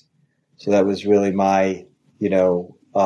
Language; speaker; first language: English; native; English